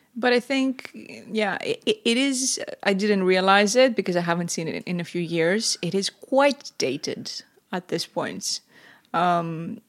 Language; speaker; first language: English; non-native, fluent; Greek